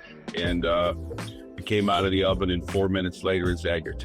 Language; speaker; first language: English; native; English